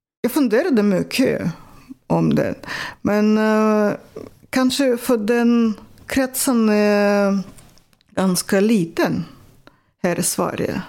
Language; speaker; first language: Swedish; non-native, fluent; Russian